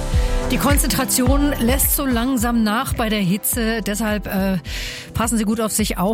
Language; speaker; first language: German; native; German